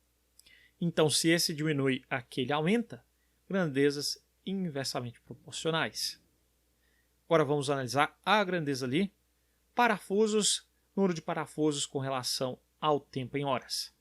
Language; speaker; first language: Portuguese; native; Portuguese